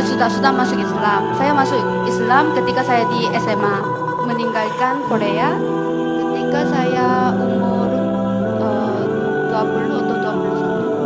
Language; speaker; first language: Indonesian; non-native, learner; Korean